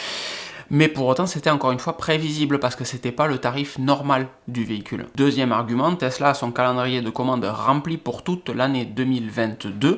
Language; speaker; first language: French; native; French